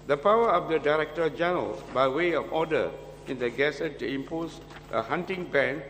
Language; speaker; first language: English; non-native, local second language; Malay